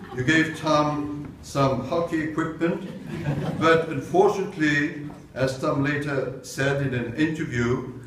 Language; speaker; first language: English; non-native, fluent; French